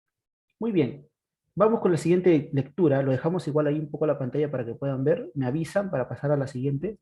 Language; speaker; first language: Spanish; native; Spanish